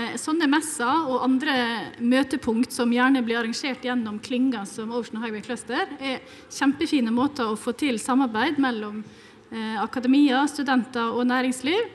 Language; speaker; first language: Norwegian; native; Norwegian